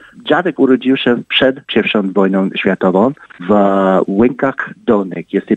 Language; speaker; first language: Polish; early bilingual, heritage; Polish